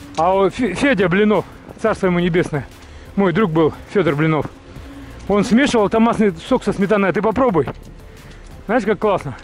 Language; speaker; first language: Russian; native; Russian